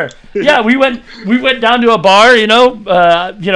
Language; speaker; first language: English; native; English